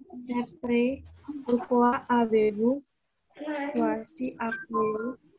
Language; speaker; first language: French; non-native, learner; Indonesian